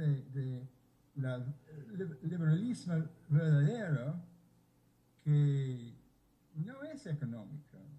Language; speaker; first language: Spanish; non-native, fluent; English